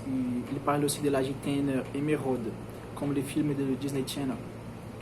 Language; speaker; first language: French; non-native, learner; Portuguese